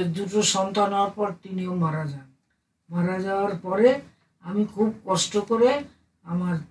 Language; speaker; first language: Bangla; native; Bangla